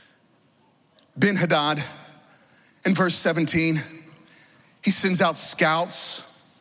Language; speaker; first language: English; native; English